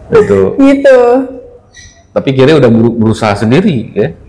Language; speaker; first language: Indonesian; native; Indonesian